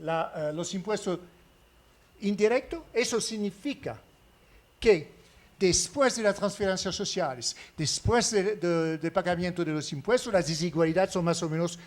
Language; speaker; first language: Spanish; non-native, fluent; French